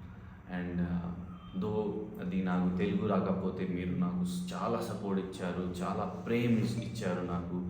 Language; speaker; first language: Telugu; non-native, learner; Hindi